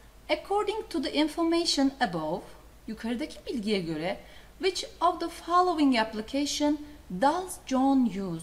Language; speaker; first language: English; non-native, fluent; Turkish